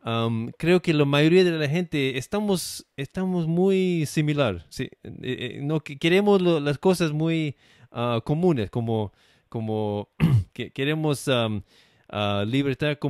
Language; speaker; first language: Spanish; non-native, learner; English